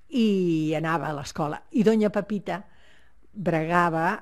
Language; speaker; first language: Catalan; native; Catalan